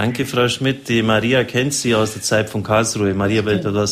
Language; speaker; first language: German; native; German